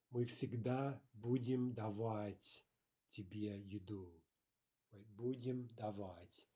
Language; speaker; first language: Russian; non-native, fluent; English